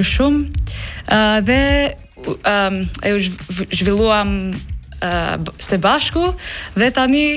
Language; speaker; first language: Albanian; non-native, learner; English